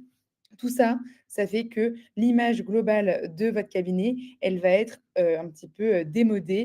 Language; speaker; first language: French; native; French